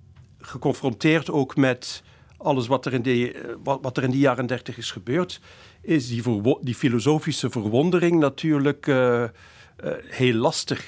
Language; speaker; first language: Dutch; native; Dutch